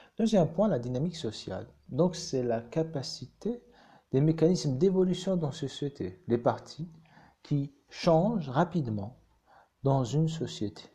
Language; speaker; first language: French; non-native, local second language; Arabic